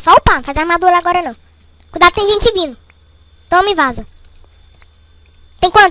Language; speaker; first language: Portuguese; native; Portuguese